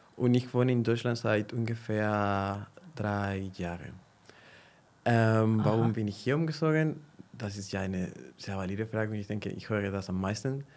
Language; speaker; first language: German; non-native, fluent; Spanish